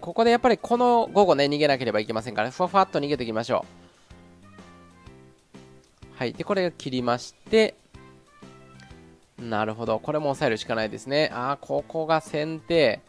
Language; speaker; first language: Japanese; native; Japanese